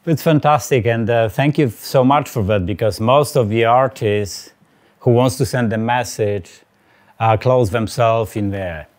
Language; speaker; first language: English; non-native, fluent; Polish